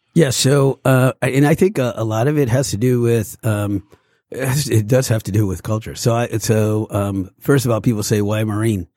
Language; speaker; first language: English; early bilingual, other home language; Spanish